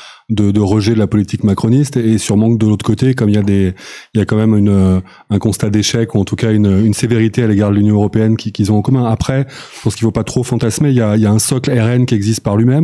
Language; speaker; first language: French; native; French